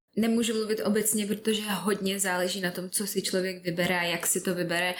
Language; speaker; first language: Czech; native; Czech